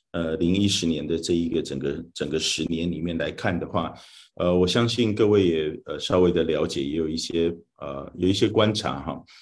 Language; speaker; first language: Chinese; native; Chinese